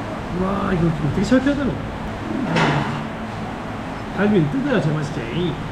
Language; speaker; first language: Korean; native; Korean